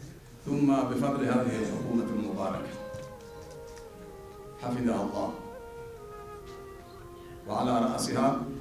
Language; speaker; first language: Arabic; non-native, fluent; Amharic